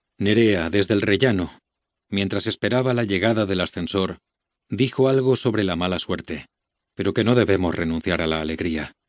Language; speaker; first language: Spanish; native; Spanish